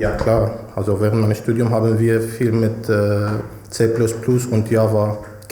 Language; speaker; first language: German; non-native, fluent; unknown